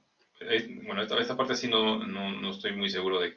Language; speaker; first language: Spanish; native; Spanish